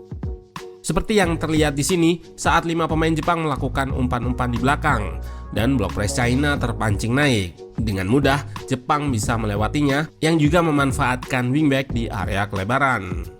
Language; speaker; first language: Indonesian; native; Indonesian